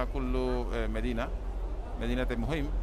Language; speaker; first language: Arabic; non-native, learner; Spanish